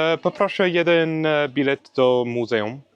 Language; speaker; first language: Polish; non-native, learner; English